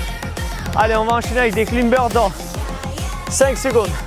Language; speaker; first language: French; native; French